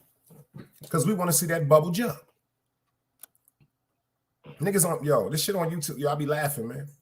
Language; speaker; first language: English; native; English